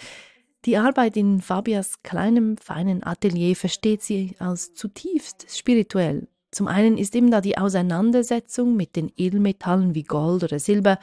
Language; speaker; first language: German; native; German